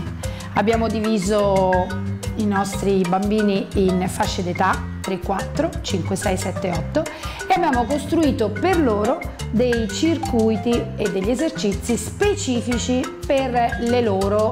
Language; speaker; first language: Italian; native; Italian